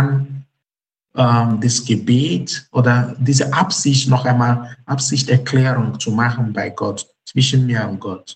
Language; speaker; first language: German; non-native, fluent; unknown